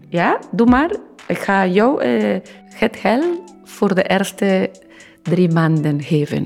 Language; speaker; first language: Dutch; non-native, learner; Spanish